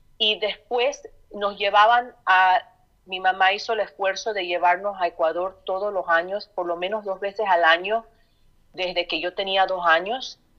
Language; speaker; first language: Spanish; early bilingual, heritage; Spanish